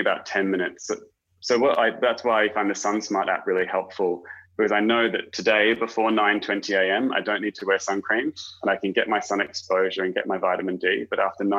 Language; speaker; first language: English; native; English